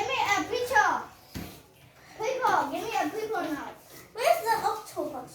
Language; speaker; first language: English; non-native, learner; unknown